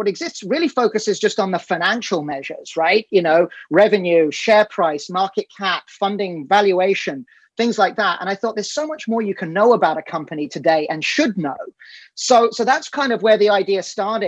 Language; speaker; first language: English; native; English